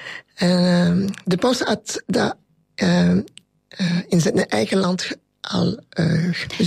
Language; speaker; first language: Dutch; non-native, local second language; French